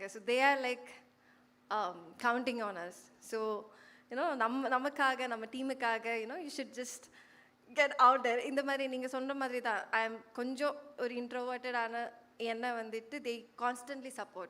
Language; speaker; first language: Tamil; non-native, fluent; Malayalam